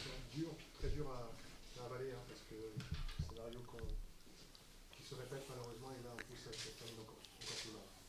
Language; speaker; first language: French; native; French